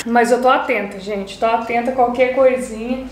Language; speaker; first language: Portuguese; native; Portuguese